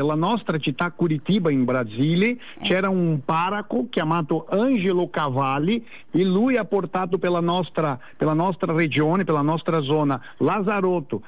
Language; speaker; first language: Italian; non-native, learner; Portuguese